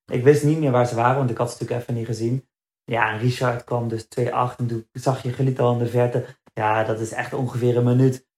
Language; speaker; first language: Dutch; early bilingual, other home language; Berber languages